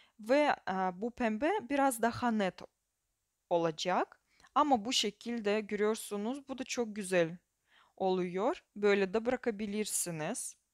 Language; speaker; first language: Turkish; non-native, fluent; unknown